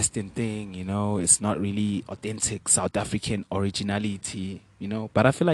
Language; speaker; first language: English; non-native, local second language; Venda